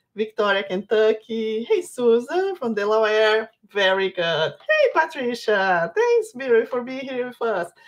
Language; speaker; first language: English; non-native, fluent; Portuguese